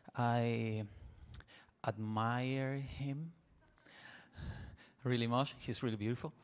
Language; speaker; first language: English; non-native, learner; Spanish